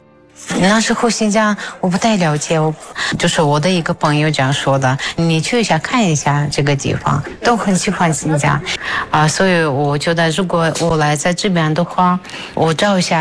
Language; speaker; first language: Chinese; non-native, fluent; Russian